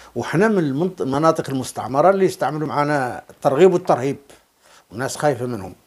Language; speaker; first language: Arabic; native; Arabic